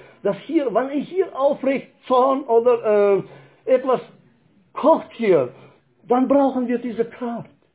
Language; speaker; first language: German; non-native, fluent; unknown